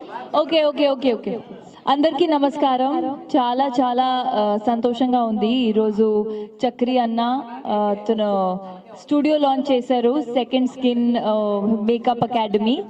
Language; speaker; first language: Telugu; non-native, local second language; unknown